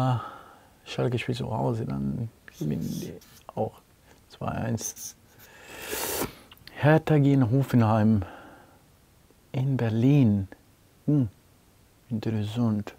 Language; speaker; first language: German; non-native, fluent; Spanish